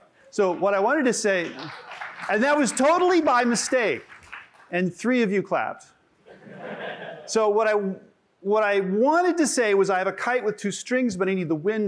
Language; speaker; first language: English; native; English